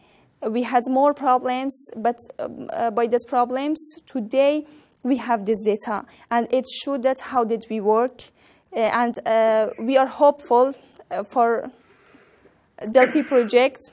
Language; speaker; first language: English; non-native, learner; Persian